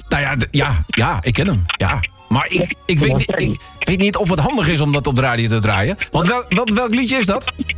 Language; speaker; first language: Dutch; native; Dutch